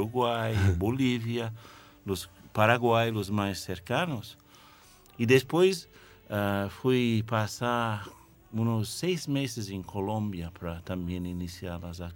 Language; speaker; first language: Spanish; non-native, fluent; English